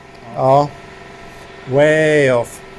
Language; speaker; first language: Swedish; native; Swedish